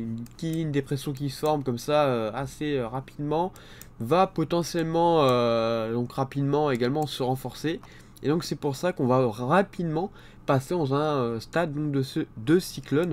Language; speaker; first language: French; native; French